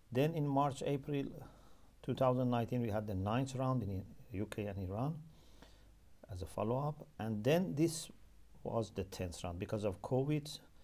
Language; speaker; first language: English; non-native, fluent; Persian